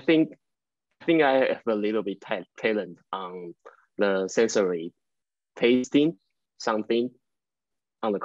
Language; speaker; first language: English; non-native, learner; Chinese